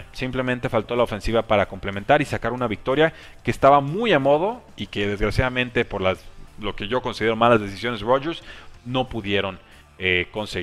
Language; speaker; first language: Spanish; native; Spanish